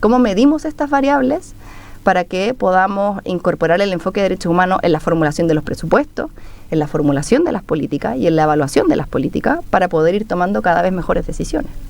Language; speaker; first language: Spanish; native; Spanish